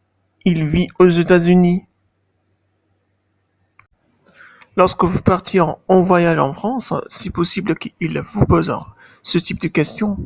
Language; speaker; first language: French; non-native, fluent; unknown